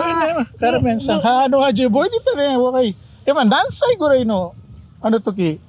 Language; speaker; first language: Japanese; non-native, learner; Pampanga